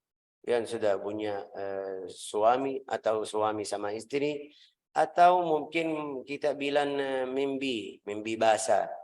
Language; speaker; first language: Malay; non-native, fluent; Arabic